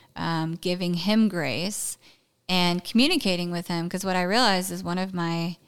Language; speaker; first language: English; native; English